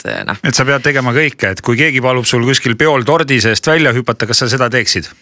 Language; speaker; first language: Estonian; native; Estonian